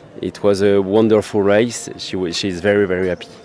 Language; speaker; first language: English; non-native, learner; French